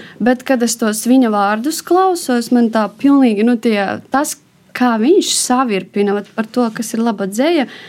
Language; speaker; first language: Latvian; non-native, local second language; Russian